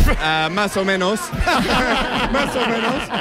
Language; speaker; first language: Spanish; non-native, learner; English